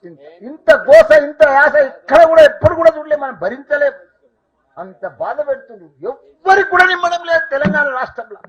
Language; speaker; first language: Telugu; native; Telugu